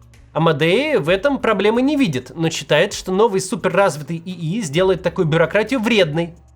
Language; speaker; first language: Russian; native; Russian